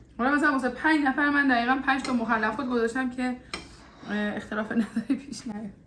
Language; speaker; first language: Persian; native; Persian